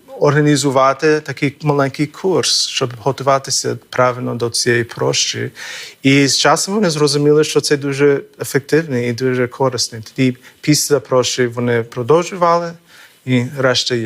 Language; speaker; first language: Ukrainian; non-native, fluent; English